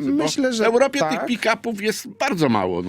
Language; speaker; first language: Polish; native; Polish